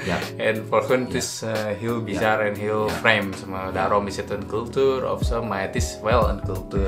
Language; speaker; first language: Dutch; non-native, learner; Indonesian